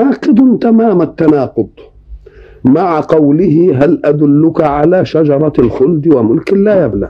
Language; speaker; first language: Arabic; native; Arabic